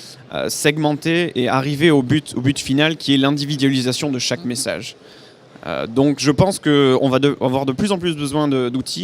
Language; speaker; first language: French; native; French